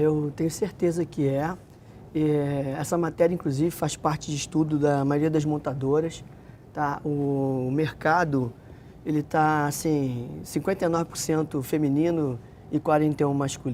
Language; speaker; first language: Portuguese; native; Portuguese